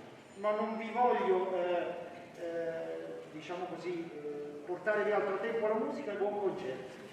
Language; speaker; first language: Italian; native; Italian